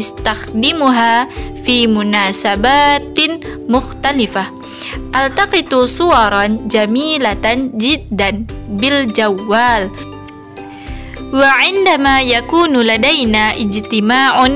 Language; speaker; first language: Arabic; non-native, learner; Indonesian